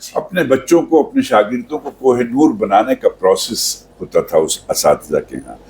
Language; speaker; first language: Urdu; native; Urdu